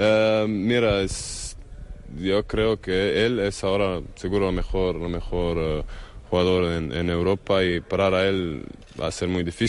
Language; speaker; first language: Spanish; non-native, fluent; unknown